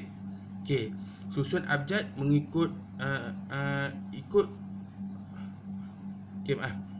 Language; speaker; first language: Malay; native; Malay